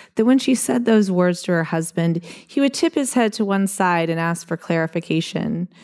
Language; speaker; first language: English; native; English